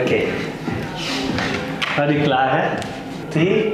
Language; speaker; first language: Dutch; native; Dutch